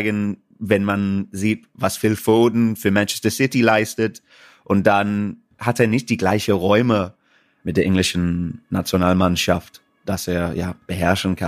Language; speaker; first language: German; non-native, fluent; English